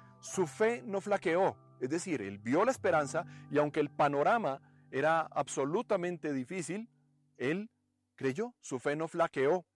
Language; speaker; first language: Spanish; native; Spanish